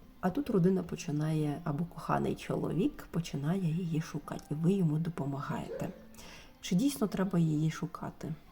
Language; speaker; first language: Ukrainian; non-native, local second language; Russian